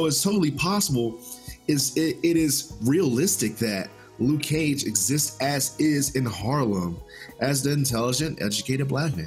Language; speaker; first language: English; native; English